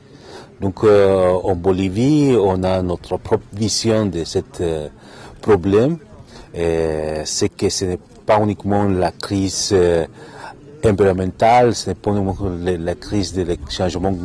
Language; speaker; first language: French; non-native, fluent; Spanish